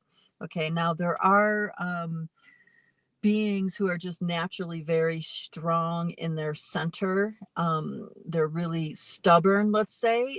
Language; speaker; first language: English; native; English